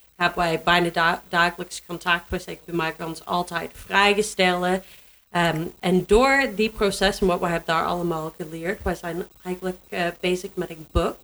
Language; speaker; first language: Dutch; non-native, learner; English